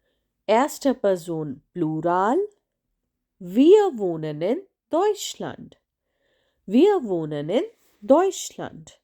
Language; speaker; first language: German; non-native, fluent; Hindi